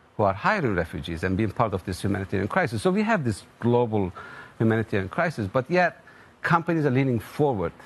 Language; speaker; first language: English; non-native, fluent; Turkish